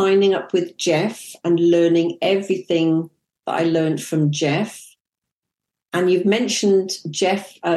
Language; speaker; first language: English; native; English